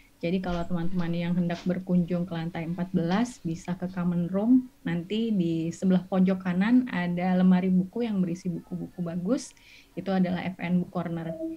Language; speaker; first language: Indonesian; native; Indonesian